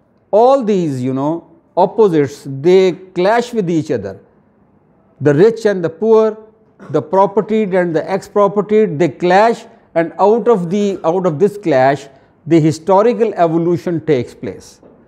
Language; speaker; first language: English; non-native, local second language; Urdu